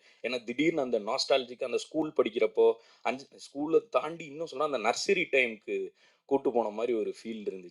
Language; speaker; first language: Tamil; native; Tamil